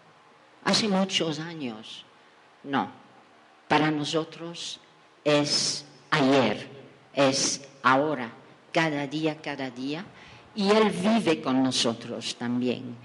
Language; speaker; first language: Spanish; non-native, fluent; French